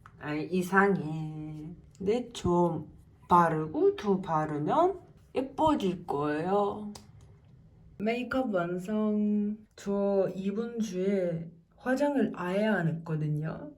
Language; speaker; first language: Korean; non-native, fluent; Russian